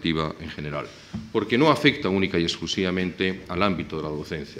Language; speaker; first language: Spanish; native; Spanish